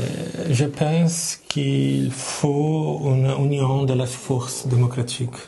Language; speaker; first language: French; non-native, learner; Portuguese